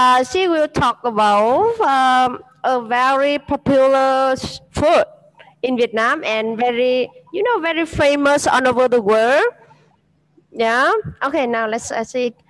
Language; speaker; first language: English; non-native, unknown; Vietnamese